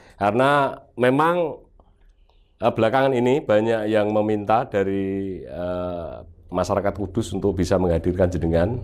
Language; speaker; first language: Indonesian; native; Indonesian